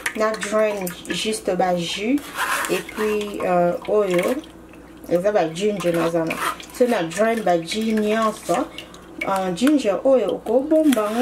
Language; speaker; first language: French; non-native, local second language; Lingala